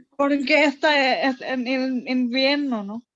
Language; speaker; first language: Spanish; non-native, learner; Indonesian